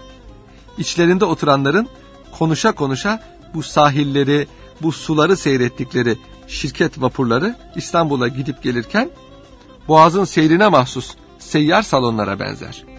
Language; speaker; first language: Turkish; native; Turkish